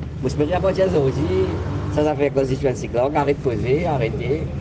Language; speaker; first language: French; non-native, local second language; Morisyen